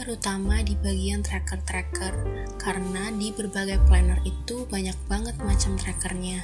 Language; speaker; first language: Indonesian; native; Indonesian